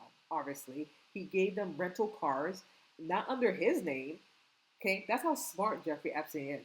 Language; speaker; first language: English; native; English